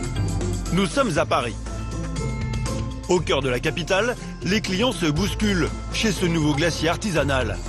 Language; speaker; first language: French; native; French